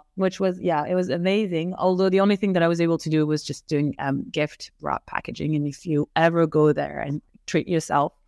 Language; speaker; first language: English; non-native, fluent; French